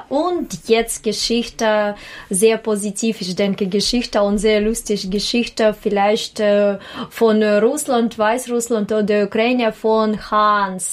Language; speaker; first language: German; non-native, learner; Russian